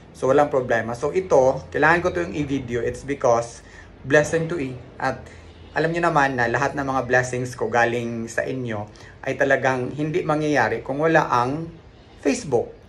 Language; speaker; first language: Filipino; non-native, local second language; Cebuano